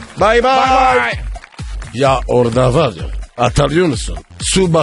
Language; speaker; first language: Turkish; non-native, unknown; French